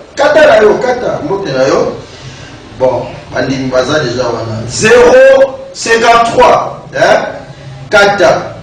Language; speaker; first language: Lingala; non-native, local second language; Kongo